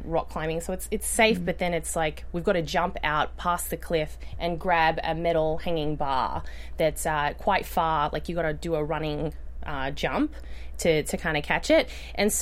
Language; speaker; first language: English; native; English